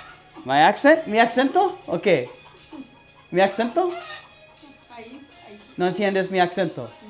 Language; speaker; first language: Spanish; non-native, learner; English